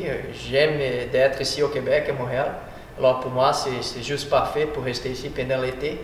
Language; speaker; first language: French; non-native, fluent; Portuguese